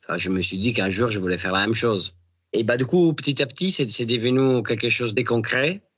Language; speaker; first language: French; non-native, fluent; Italian